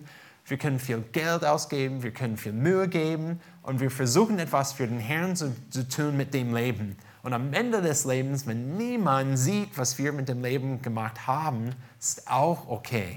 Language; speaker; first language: German; non-native, fluent; English